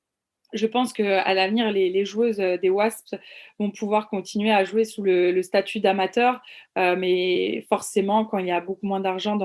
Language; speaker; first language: French; native; French